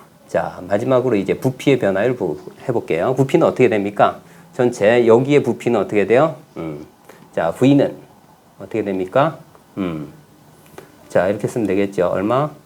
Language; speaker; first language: Korean; native; Korean